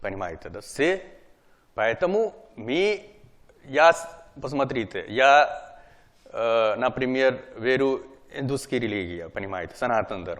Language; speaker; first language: Russian; non-native, learner; Hindi